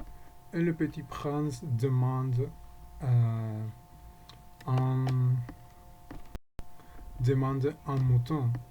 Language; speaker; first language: French; non-native, learner; Spanish